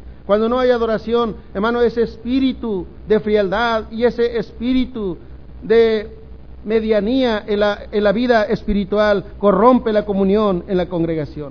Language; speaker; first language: Spanish; native; Spanish